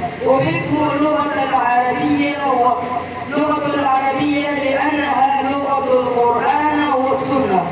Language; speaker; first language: Arabic; non-native, learner; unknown